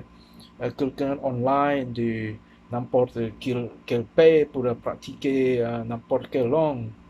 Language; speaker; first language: French; non-native, learner; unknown